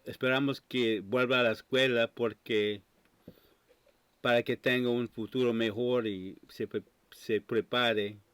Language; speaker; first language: Spanish; non-native, fluent; English